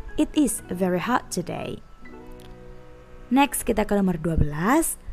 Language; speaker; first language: English; non-native, fluent; Indonesian